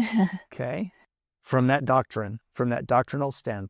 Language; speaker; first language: English; native; English